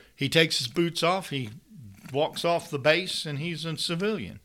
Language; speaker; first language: English; native; English